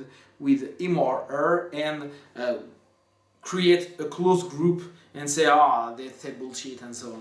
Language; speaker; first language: English; non-native, fluent; French